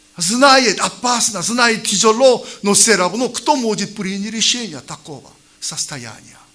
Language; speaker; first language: Russian; non-native, learner; Korean